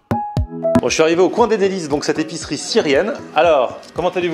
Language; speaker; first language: French; native; French